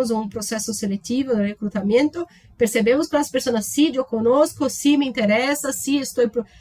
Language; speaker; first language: Spanish; non-native, learner; Portuguese